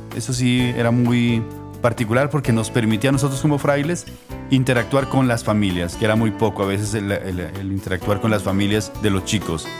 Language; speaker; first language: Spanish; native; Spanish